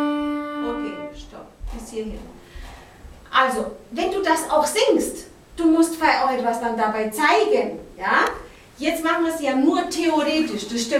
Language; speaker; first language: German; native; German